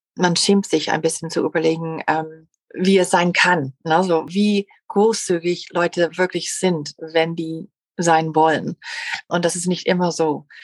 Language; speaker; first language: German; non-native, fluent; English